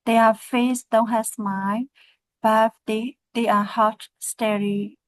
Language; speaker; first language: English; non-native, learner; Burmese